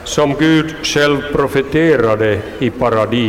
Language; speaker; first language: Swedish; non-native, local second language; Finnish